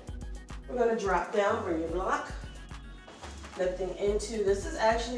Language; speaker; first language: English; native; English